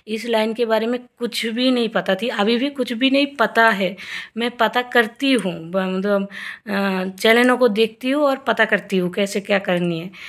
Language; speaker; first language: Hindi; non-native, local second language; Bangla